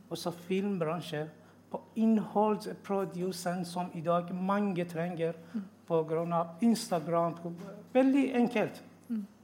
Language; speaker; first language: Norwegian; non-native, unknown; Persian